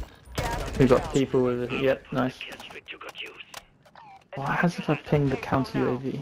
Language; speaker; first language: English; native; English